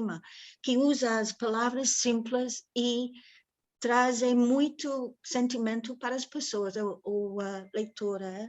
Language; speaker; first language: Portuguese; non-native, fluent; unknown